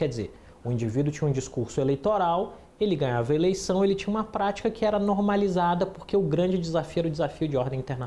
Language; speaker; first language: Portuguese; native; Portuguese